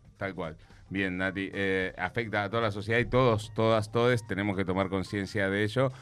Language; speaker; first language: Spanish; native; Spanish